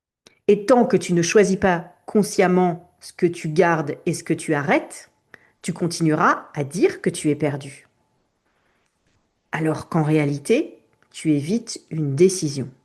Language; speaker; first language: French; native; French